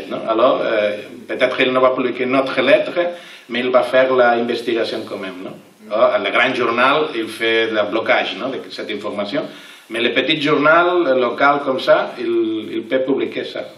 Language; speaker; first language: French; non-native, learner; Catalan